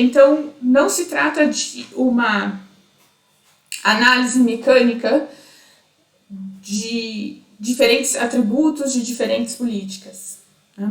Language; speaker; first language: Portuguese; native; Portuguese